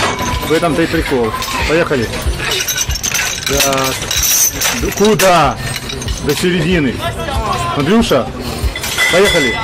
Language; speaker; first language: Russian; native; Russian